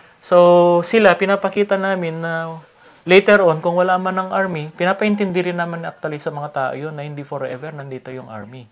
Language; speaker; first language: Filipino; non-native, local second language; Iloko